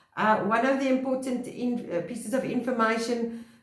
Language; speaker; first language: English; non-native, local second language; Afrikaans